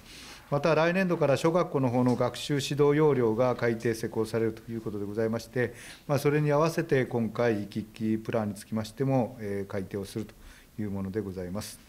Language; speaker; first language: Japanese; native; Japanese